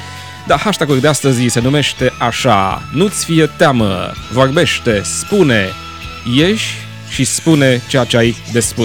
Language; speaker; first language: Romanian; native; Romanian